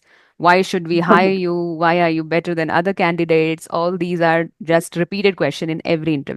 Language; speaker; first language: English; non-native, fluent; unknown